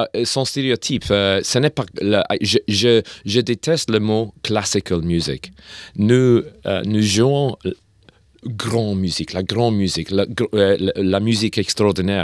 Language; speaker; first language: French; non-native, learner; English